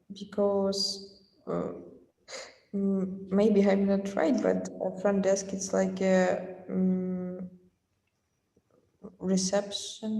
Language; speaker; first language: English; non-native, fluent; Russian